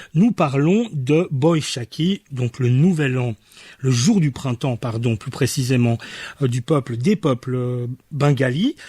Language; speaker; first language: French; native; French